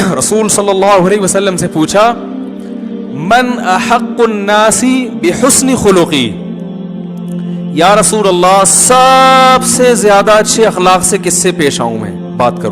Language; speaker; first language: Urdu; native; Urdu